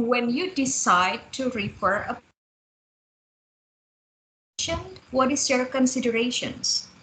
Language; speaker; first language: English; non-native, fluent; Indonesian